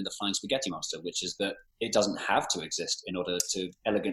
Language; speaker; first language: English; native; English